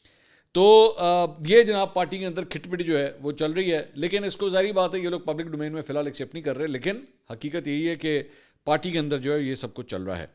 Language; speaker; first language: Urdu; native; Urdu